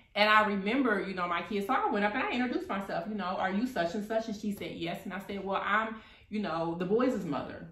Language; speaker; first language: English; native; English